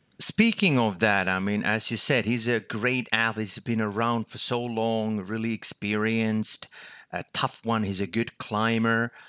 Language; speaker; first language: English; non-native, fluent; Finnish